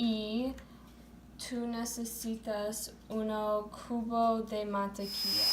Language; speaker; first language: Spanish; non-native, learner; English